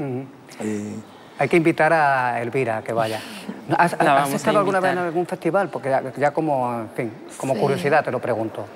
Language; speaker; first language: Spanish; native; Spanish